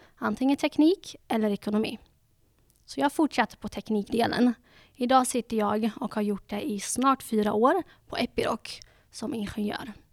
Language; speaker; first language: Swedish; early bilingual, other home language; Dutch